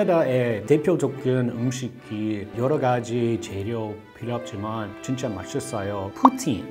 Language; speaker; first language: Korean; non-native, learner; English